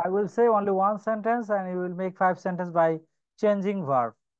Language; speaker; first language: English; non-native, local second language; Bangla